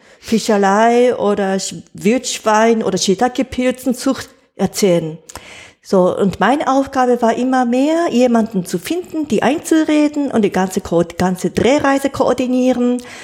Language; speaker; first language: German; non-native, fluent; Japanese